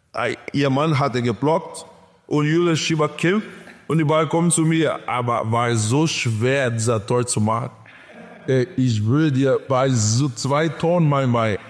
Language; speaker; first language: German; non-native, learner; Portuguese